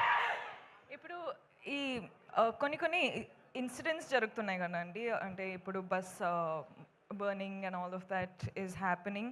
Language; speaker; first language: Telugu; non-native, local second language; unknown